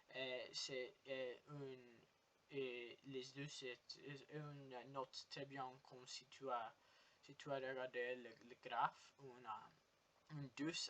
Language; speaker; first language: French; non-native, learner; English